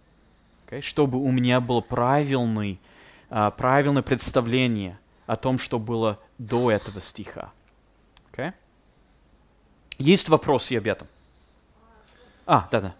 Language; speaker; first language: Russian; non-native, fluent; English